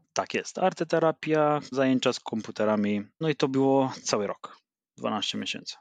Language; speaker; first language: Polish; non-native, fluent; Macedonian